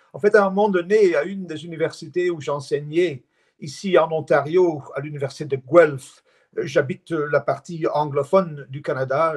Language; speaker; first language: French; non-native, fluent; Dutch